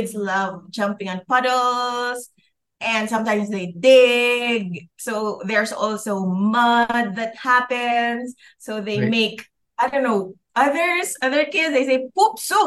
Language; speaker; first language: English; non-native, local second language; Filipino